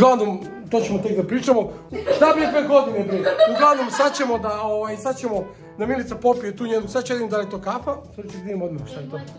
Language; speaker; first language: Croatian; native; Croatian